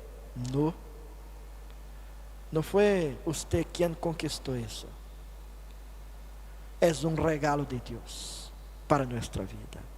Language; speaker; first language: Spanish; non-native, fluent; Portuguese